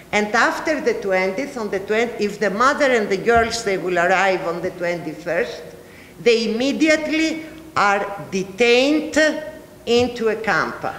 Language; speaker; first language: English; non-native, fluent; Greek